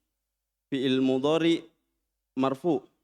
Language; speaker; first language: Arabic; non-native, learner; Indonesian